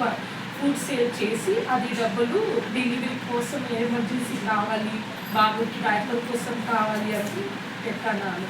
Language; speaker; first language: Telugu; non-native, learner; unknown